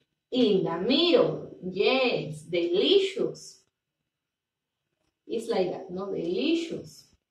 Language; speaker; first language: English; non-native, learner; Spanish